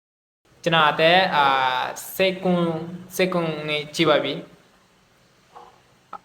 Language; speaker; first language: Burmese; non-native, learner; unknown